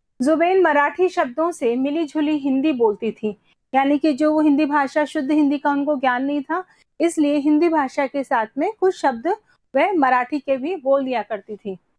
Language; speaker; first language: Hindi; native; Hindi